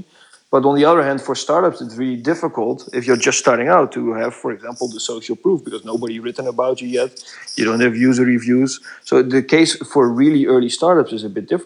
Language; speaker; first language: English; non-native, fluent; Dutch